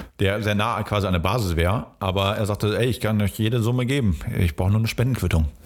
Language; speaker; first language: German; early bilingual, other home language; Polish